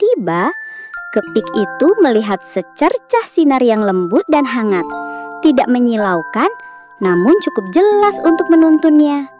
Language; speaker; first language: Indonesian; native; Indonesian